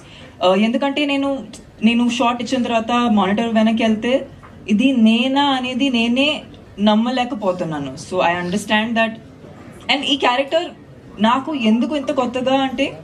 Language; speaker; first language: Telugu; non-native, fluent; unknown